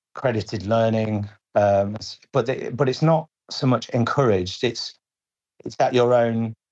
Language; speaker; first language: English; native; English